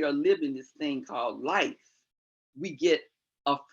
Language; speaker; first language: English; native; English